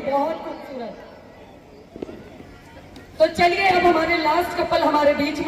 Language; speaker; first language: Hindi; native; Hindi